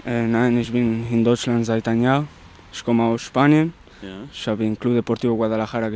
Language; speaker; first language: German; non-native, learner; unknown